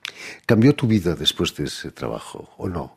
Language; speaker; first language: Spanish; native; Spanish